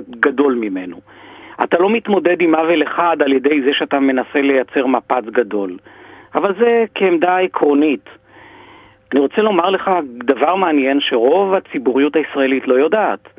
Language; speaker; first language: Hebrew; native; Hebrew